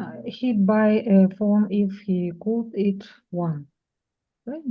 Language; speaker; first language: English; non-native, learner; Russian